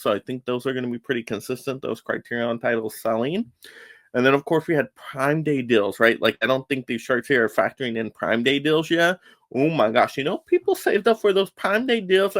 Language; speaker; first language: English; native; English